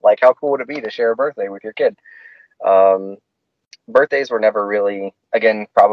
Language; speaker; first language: English; native; English